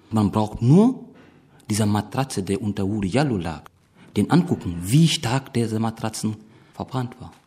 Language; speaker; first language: German; non-native, fluent; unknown